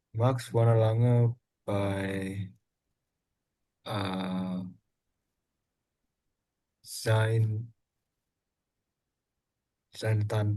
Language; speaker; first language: German; non-native, learner; Indonesian